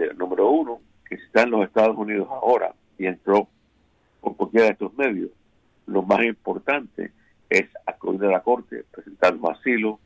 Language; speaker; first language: Spanish; native; Spanish